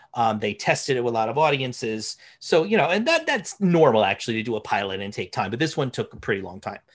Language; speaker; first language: English; native; English